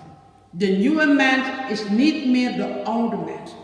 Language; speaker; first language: Dutch; non-native, learner; Indonesian